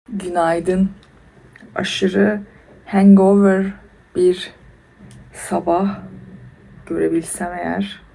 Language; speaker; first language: Turkish; early bilingual, other home language; Persian